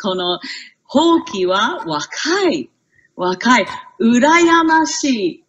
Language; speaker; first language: Japanese; non-native, fluent; English